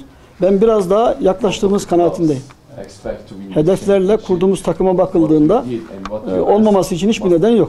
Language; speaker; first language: Turkish; native; Turkish